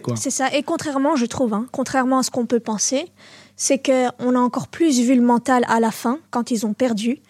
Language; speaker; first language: French; native; French